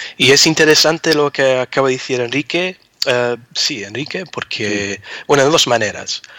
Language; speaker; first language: Spanish; early bilingual, heritage; Spanish